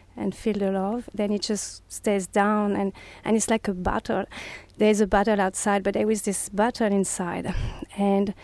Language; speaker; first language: English; non-native, fluent; French